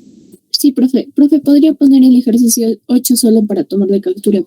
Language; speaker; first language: Spanish; native; Spanish